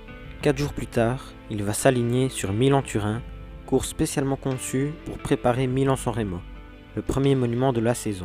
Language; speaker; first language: French; native; French